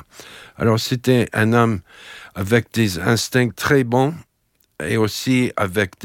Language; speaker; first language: French; non-native, fluent; English